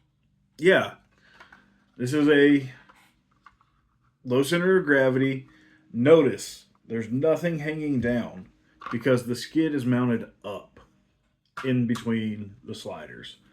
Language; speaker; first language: English; native; English